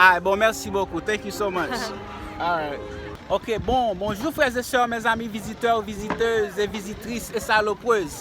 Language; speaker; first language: French; non-native, learner; Haitian Creole